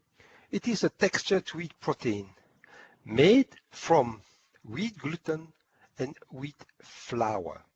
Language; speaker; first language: English; non-native, fluent; French